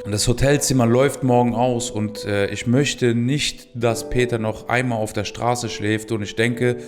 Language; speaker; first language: German; native; German